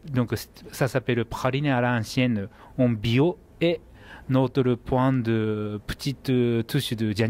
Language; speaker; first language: French; non-native, fluent; Japanese